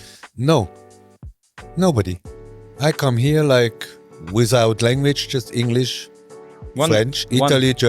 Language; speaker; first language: English; non-native, learner; German